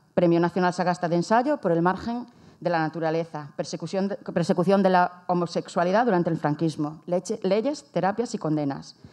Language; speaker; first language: Spanish; native; Spanish